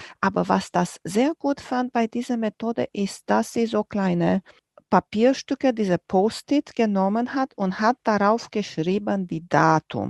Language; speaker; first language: German; non-native, fluent; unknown